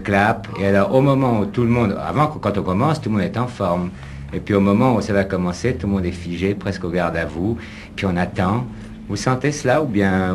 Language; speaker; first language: French; native; French